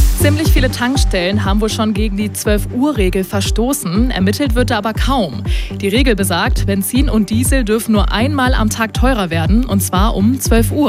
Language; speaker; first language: German; native; German